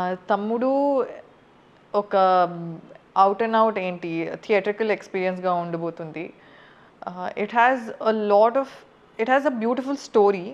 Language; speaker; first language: Telugu; non-native, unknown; Kannada